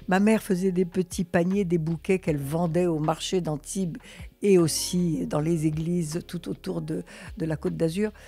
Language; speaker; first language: French; early bilingual, other home language; Russian